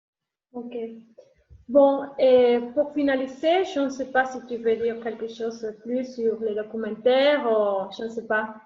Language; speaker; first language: French; non-native, learner; Spanish